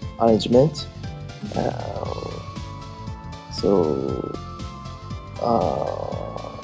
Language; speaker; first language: English; non-native, learner; Japanese